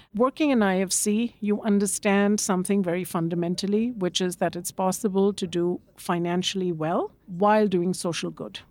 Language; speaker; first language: English; non-native, local second language; Bangla